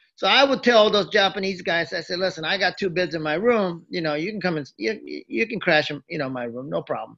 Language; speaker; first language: English; early bilingual, other home language; Japanese